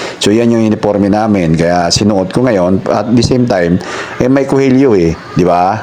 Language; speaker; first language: Filipino; non-native, local second language; Cebuano